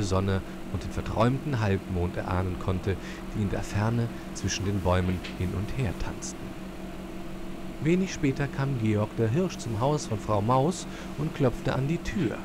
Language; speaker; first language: German; native; German